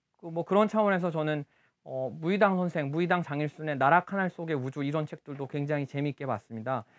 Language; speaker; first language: Korean; native; Korean